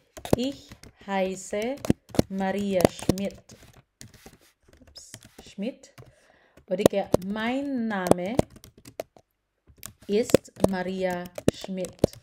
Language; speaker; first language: German; non-native, learner; Filipino